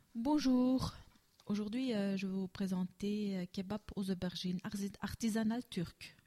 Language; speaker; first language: French; non-native, learner; Turkish